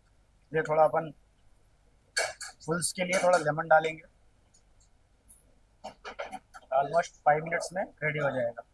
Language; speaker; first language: Hindi; non-native, local second language; Telugu